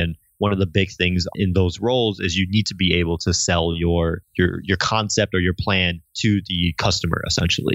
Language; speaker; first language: English; native; English